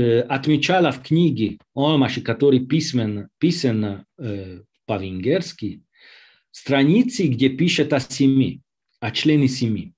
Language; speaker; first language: Russian; non-native, learner; Hungarian